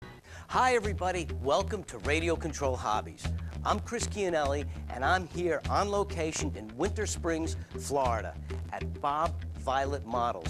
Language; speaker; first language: English; native; English